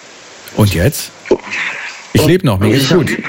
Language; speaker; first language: German; native; German